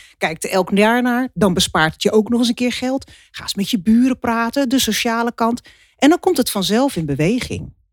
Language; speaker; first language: Dutch; native; Dutch